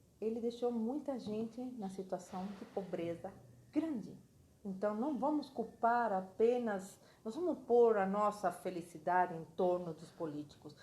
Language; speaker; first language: Portuguese; non-native, fluent; Spanish